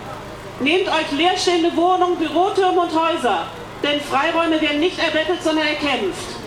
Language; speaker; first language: German; native; German